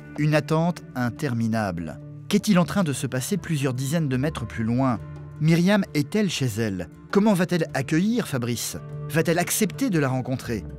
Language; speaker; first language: French; native; French